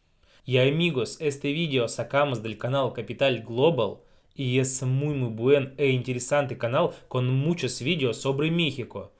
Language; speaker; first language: Spanish; non-native, learner; Russian